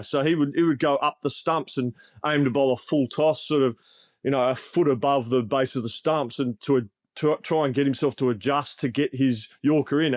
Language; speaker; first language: English; native; English